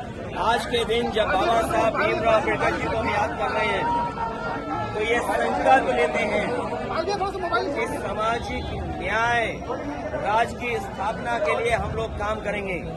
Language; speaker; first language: Hindi; native; Hindi